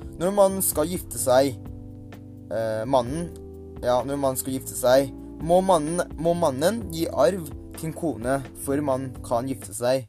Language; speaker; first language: Norwegian; non-native, learner; Thai